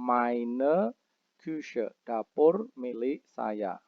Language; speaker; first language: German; non-native, fluent; Indonesian